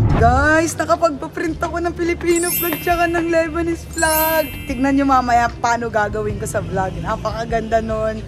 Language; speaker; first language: Filipino; native; Filipino